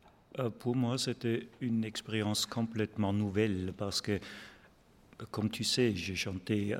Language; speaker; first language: French; non-native, fluent; German